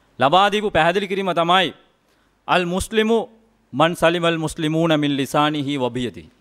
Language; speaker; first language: Sinhala; non-native, local second language; Tamil